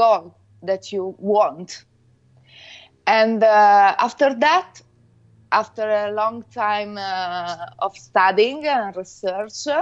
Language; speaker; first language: English; non-native, fluent; Italian